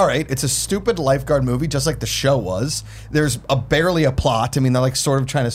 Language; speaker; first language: English; native; English